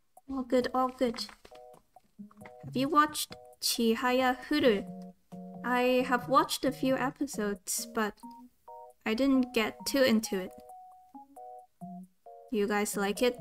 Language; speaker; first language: English; non-native, local second language; Cantonese